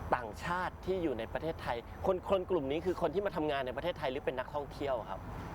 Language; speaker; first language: Thai; native; Thai